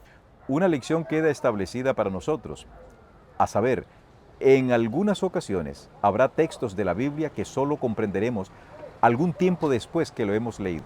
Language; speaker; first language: Spanish; native; Spanish